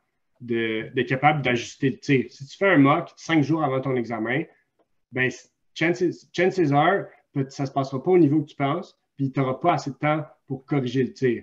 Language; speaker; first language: French; native; French